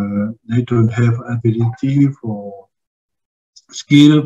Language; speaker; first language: English; non-native, learner; Indonesian